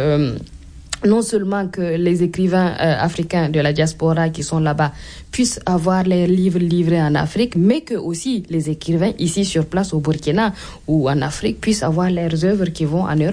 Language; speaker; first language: French; non-native, local second language; Mossi